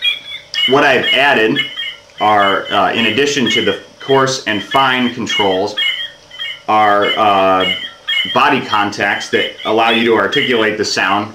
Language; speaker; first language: English; native; English